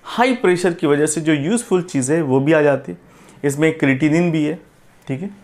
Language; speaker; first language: Hindi; non-native, local second language; Gujarati